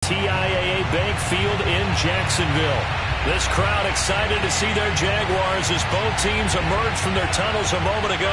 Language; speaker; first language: English; native; English